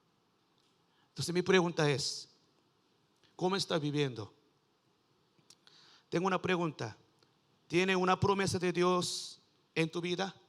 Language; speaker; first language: Spanish; non-native, learner; Korean